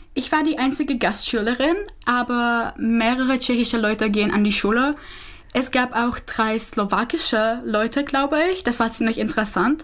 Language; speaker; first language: German; non-native, fluent; Czech